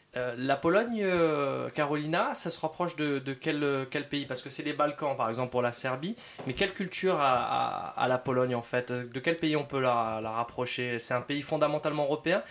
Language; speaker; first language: French; native; French